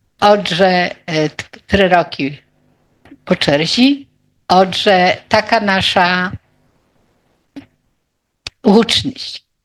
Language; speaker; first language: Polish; non-native, local second language; Ukrainian